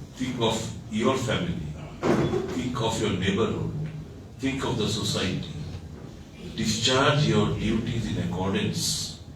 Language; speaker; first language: English; non-native, local second language; Bangla